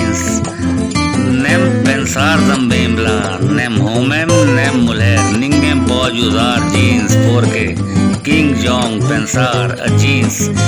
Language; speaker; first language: Portuguese; non-native, learner; Hindi